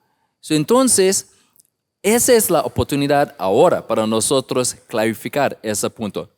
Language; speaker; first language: Spanish; non-native, learner; English